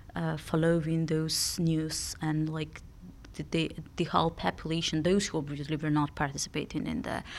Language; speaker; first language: English; non-native, fluent; Georgian